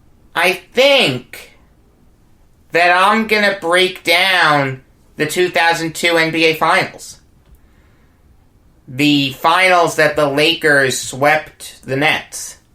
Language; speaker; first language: English; native; English